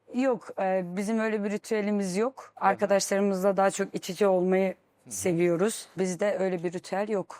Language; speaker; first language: Turkish; native; Turkish